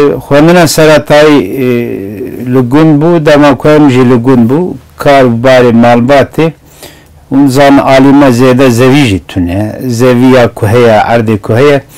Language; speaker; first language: Kurdish; non-native, local second language; Zaza